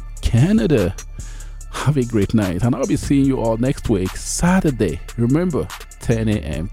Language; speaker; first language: English; non-native, local second language; Igbo